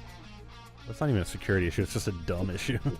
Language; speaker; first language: English; native; English